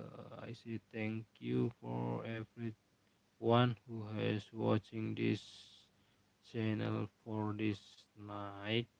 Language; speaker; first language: English; non-native, learner; Indonesian